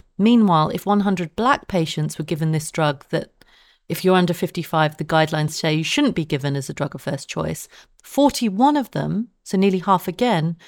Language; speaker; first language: English; native; English